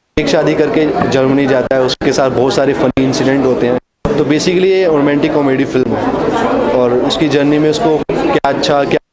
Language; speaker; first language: Urdu; non-native, local second language; Punjabi